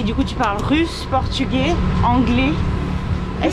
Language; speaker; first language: French; native; French